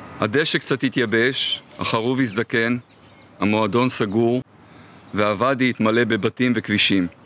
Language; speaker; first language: Hebrew; early bilingual, other home language; Portuguese